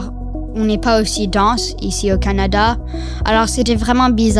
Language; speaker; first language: French; non-native, local second language; English